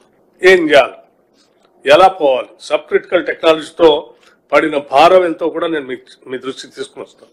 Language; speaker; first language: Telugu; native; Telugu